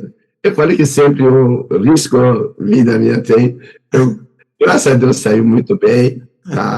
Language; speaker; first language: Portuguese; non-native, learner; Persian